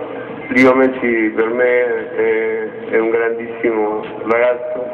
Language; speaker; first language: Italian; non-native, fluent; Spanish